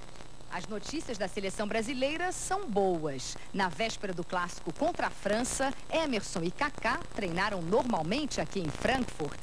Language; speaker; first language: Portuguese; native; Portuguese